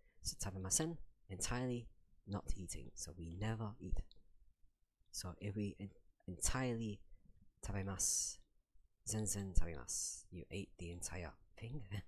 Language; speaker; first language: English; native; English